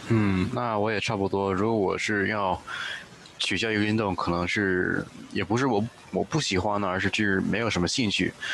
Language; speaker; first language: Chinese; early bilingual, heritage; Chinese